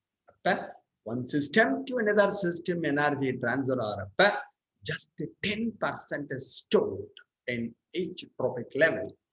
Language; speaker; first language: English; non-native, local second language; Tamil